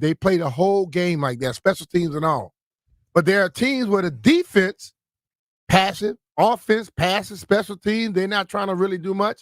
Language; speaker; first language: English; native; English